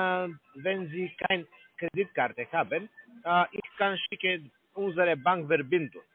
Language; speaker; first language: German; non-native, learner; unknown